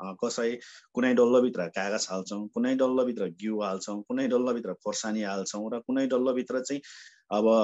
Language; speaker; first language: Nepali; non-native, local second language; Sherpa